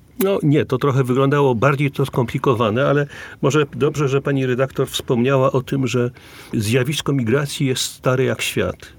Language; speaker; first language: Polish; native; Polish